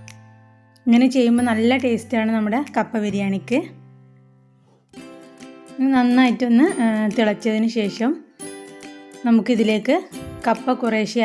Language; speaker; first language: Malayalam; native; Malayalam